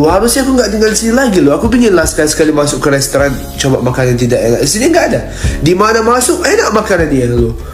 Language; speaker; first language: Indonesian; non-native, fluent; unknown